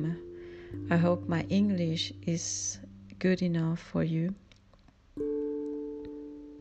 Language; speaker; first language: English; non-native, fluent; Spanish